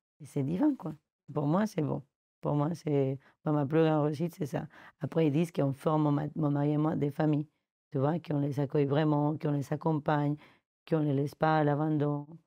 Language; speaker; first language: French; non-native, fluent; Spanish